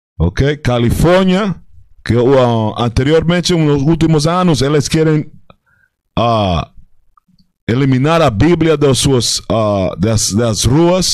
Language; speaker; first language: Portuguese; non-native, fluent; Spanish